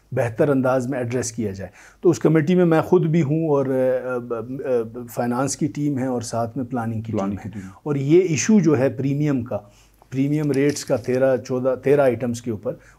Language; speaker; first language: Urdu; native; Urdu